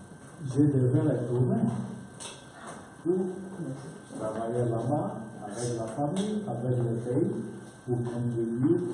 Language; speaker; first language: French; non-native, learner; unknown